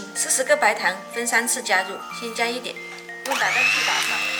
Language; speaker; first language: Chinese; native; Chinese